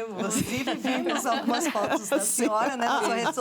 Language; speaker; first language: Portuguese; native; Portuguese